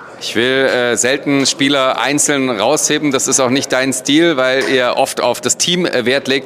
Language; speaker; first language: German; native; German